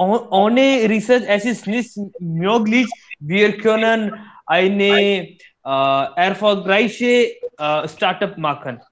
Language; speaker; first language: German; non-native, learner; Hindi